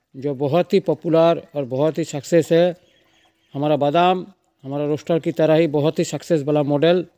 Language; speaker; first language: Hindi; non-native, local second language; Bangla